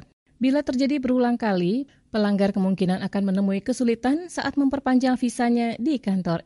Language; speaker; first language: Indonesian; native; Indonesian